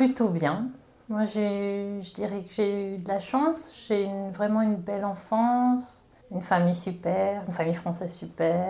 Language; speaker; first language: French; native; French